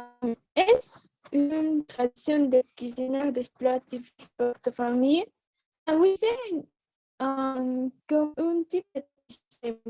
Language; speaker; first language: French; non-native, learner; Spanish